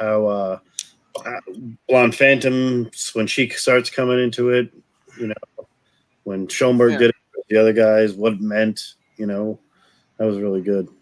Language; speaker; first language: English; native; English